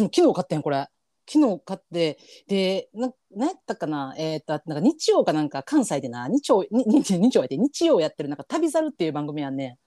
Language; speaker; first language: Japanese; native; Japanese